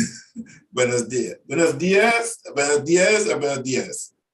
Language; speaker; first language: Spanish; non-native, learner; English